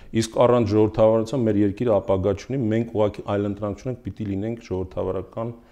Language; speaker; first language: Armenian; native; Armenian